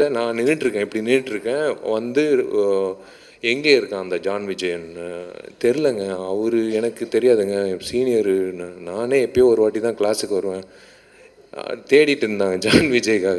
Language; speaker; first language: Tamil; native; Tamil